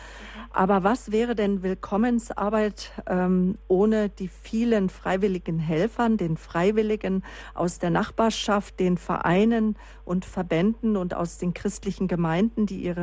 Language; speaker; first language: German; native; German